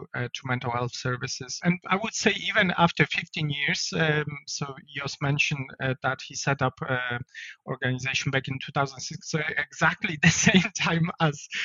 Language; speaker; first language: English; non-native, fluent; Polish